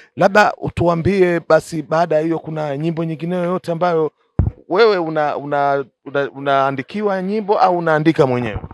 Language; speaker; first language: Swahili; native; Swahili